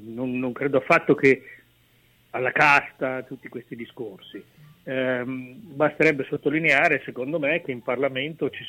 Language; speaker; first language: Italian; native; Italian